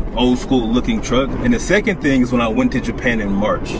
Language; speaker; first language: English; native; English